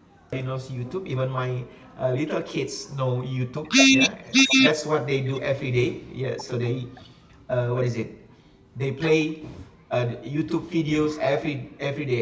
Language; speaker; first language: English; non-native, fluent; Indonesian